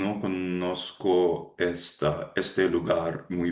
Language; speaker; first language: Spanish; non-native, learner; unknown